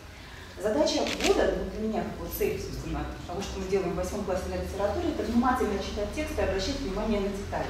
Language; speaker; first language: Russian; native; Russian